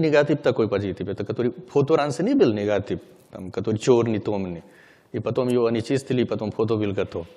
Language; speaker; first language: Russian; non-native, learner; Hindi